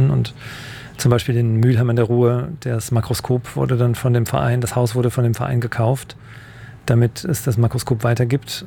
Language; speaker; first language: German; native; German